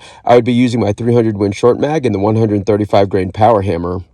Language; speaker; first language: English; native; English